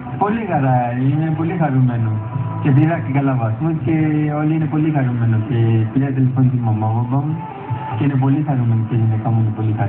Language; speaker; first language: Greek; non-native, learner; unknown